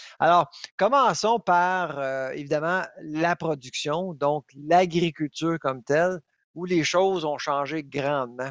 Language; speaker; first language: French; native; French